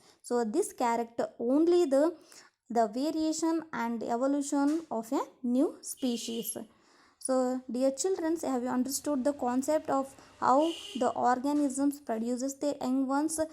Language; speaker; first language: English; non-native, local second language; Kannada